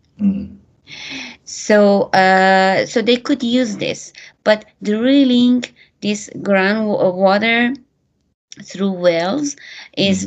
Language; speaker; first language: English; non-native, fluent; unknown